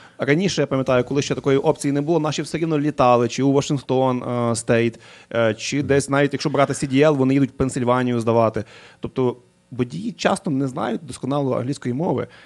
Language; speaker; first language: Ukrainian; native; Ukrainian